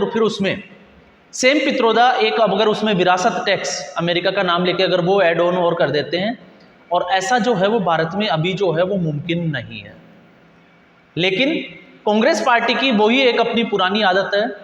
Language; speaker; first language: Hindi; native; Hindi